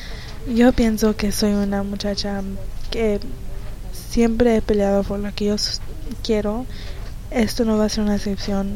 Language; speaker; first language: Spanish; early bilingual, heritage; Spanish